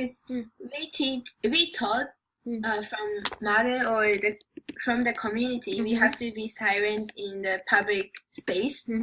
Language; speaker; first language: English; non-native, learner; Japanese